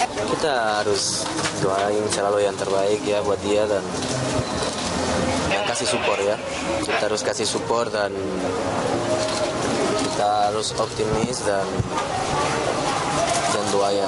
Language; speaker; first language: Indonesian; non-native, fluent; Spanish